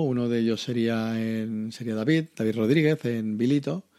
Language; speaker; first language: Spanish; native; Spanish